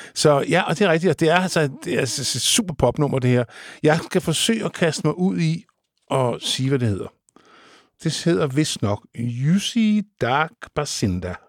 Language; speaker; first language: Danish; native; Danish